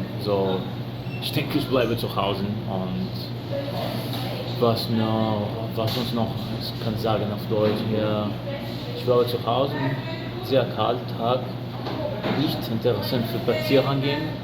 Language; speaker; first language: German; non-native, learner; Portuguese